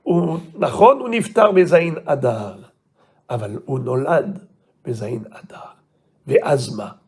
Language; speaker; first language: Hebrew; non-native, fluent; French